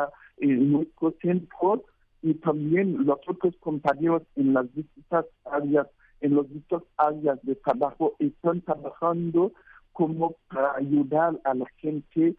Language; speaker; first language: Spanish; non-native, fluent; Haitian Creole